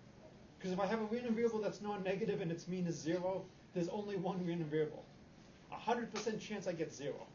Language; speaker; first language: English; native; English